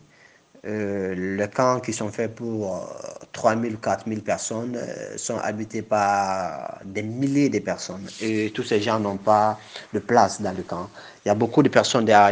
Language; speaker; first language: French; non-native, local second language; Bambara